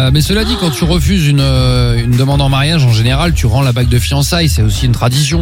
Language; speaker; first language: French; native; French